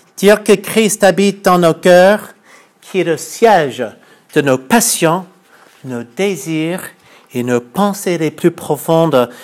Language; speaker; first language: French; non-native, fluent; English